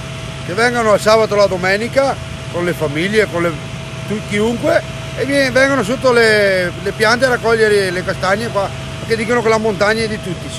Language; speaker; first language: Italian; native; Italian